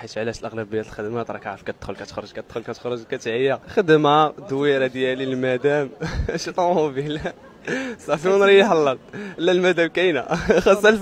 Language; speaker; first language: Arabic; native; Arabic